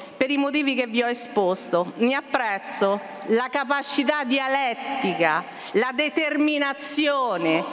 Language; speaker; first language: Italian; native; Italian